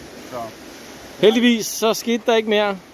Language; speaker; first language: Danish; native; Danish